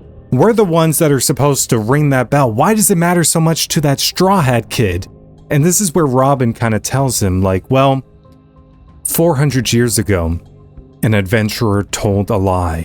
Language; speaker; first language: English; native; English